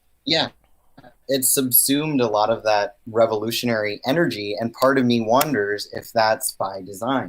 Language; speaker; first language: English; native; English